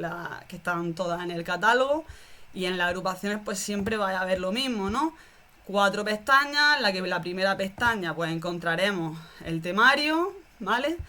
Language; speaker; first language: Spanish; native; Spanish